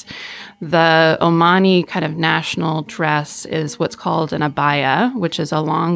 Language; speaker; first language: English; native; English